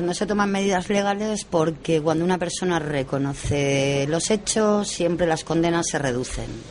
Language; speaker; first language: Spanish; native; Spanish